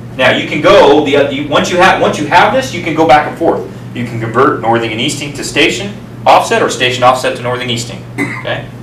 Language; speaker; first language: English; native; English